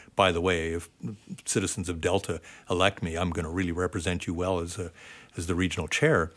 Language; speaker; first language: English; native; English